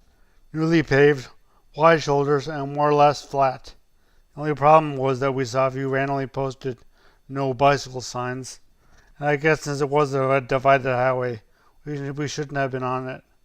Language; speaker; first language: English; native; English